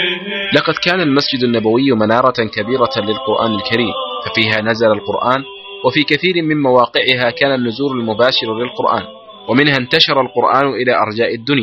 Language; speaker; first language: Arabic; native; Arabic